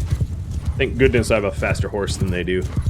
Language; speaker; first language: English; native; English